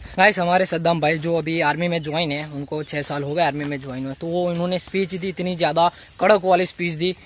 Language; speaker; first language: Hindi; non-native, local second language; Gujarati